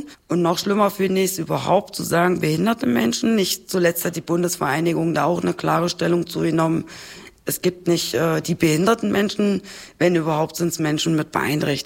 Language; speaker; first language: German; native; German